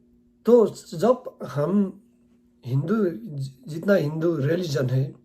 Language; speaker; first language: Hindi; non-native, learner; Nepali